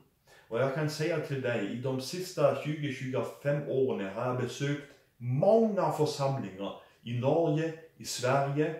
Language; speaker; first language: Swedish; non-native, fluent; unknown